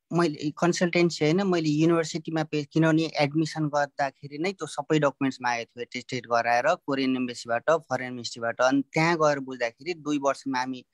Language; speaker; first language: Nepali; native; Nepali